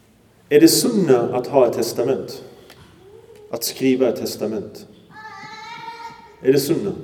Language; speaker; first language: Swedish; early bilingual, other home language; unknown